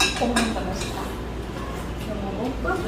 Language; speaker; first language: Korean; non-native, learner; Thai